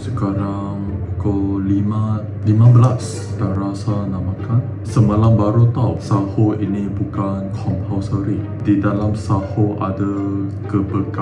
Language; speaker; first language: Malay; non-native, local second language; Chinese